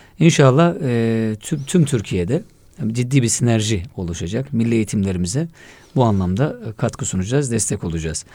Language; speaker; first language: Turkish; native; Turkish